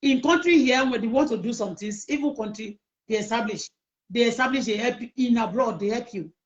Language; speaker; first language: English; non-native, local second language; Yoruba